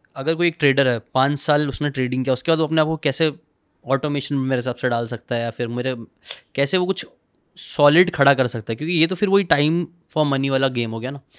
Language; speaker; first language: Hindi; native; Hindi